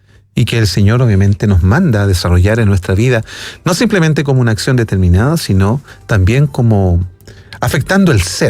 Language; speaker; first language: Spanish; native; Spanish